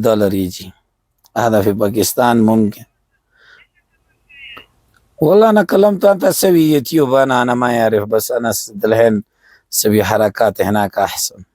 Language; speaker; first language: Arabic; non-native, learner; Urdu